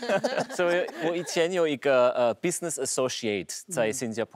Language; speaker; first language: Chinese; non-native, fluent; German